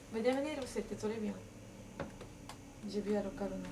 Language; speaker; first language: French; non-native, fluent; Japanese